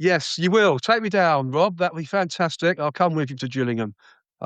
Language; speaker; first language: English; native; English